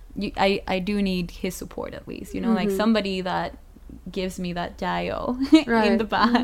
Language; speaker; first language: English; non-native, fluent; Spanish